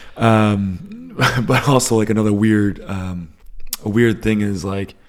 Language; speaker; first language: English; native; English